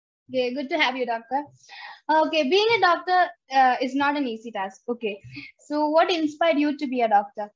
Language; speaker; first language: English; non-native, local second language; Malayalam